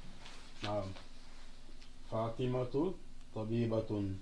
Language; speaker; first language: Arabic; non-native, learner; French